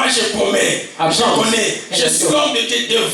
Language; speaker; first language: French; non-native, local second language; Lingala